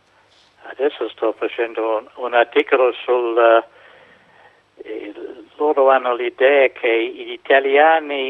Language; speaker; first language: Italian; non-native, fluent; English